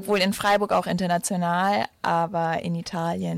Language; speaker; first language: German; early bilingual, other home language; Italian